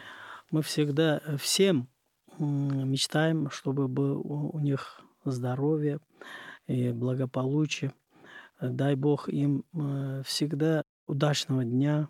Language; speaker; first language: Russian; non-native, learner; Uzbek